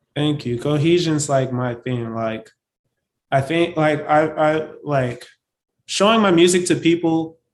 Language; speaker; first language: English; native; English